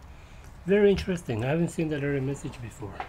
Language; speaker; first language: English; native; English